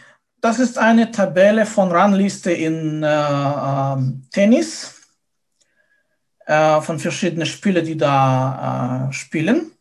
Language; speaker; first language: German; non-native, fluent; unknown